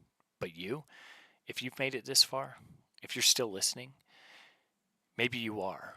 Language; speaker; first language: English; native; English